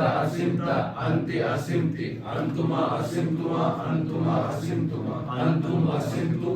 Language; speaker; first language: Arabic; non-native, learner; Urdu